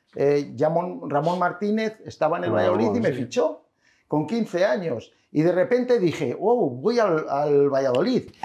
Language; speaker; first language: Spanish; native; Spanish